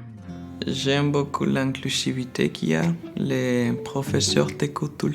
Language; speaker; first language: French; non-native, fluent; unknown